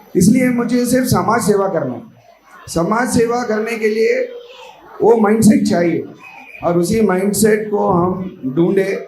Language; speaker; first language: Hindi; non-native, local second language; Marathi